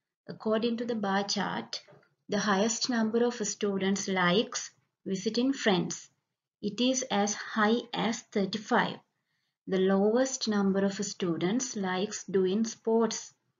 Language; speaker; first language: English; non-native, local second language; Sinhala